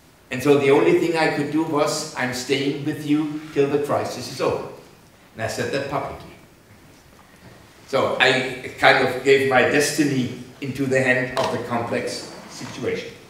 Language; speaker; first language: English; non-native, fluent; German